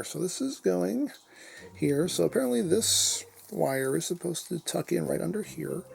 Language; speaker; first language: English; native; English